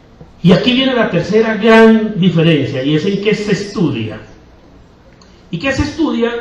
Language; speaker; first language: Spanish; native; Spanish